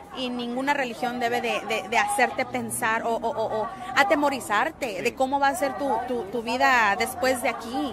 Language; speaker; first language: Spanish; early bilingual, heritage; Spanish